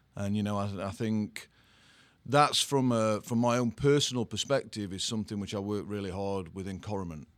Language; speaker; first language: English; native; English